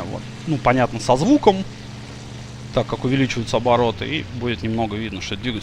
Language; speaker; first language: Russian; native; Russian